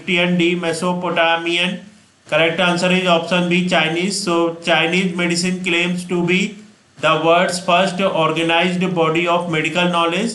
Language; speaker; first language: English; non-native, local second language; Hindi